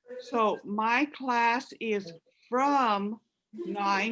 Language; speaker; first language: English; native; English